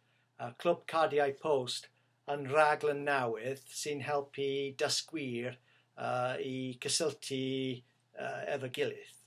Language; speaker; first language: Welsh; non-native, learner; English